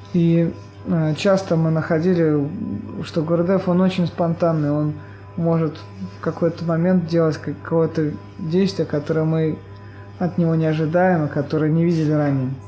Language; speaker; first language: Russian; native; Russian